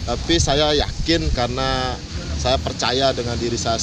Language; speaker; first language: Indonesian; non-native, local second language; Balinese